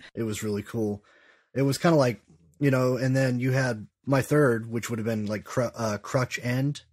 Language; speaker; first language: English; native; English